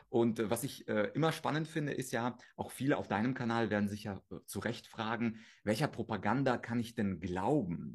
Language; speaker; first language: German; early bilingual, other home language; Russian